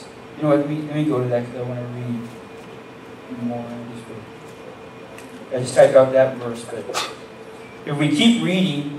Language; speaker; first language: English; native; English